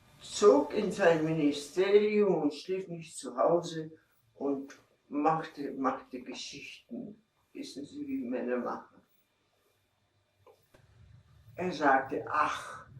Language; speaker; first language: German; non-native, fluent; Czech